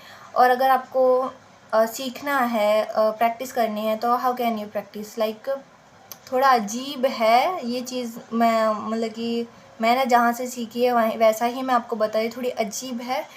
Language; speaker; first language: Hindi; native; Hindi